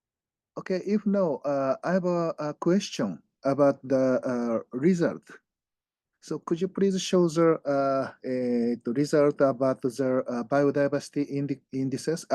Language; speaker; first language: English; non-native, fluent; Japanese